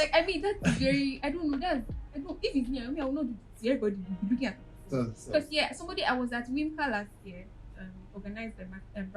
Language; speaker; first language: English; non-native, local second language; Yoruba